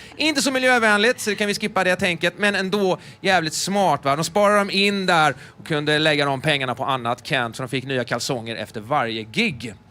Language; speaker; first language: Swedish; native; Swedish